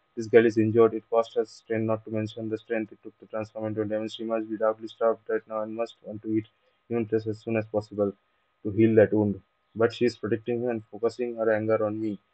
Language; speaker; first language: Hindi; non-native, local second language; Bangla